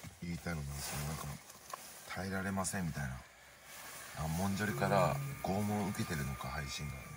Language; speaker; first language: Japanese; native; Japanese